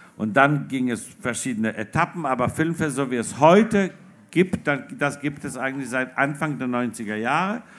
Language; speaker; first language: German; non-native, fluent; Polish